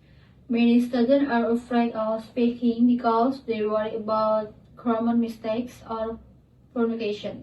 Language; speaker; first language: English; non-native, learner; Indonesian